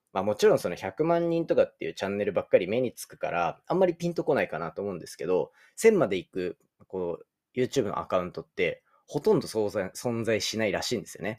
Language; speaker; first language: Japanese; native; Japanese